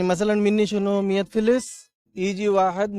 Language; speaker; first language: Arabic; non-native, learner; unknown